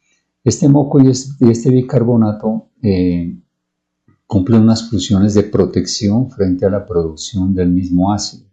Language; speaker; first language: Spanish; native; Spanish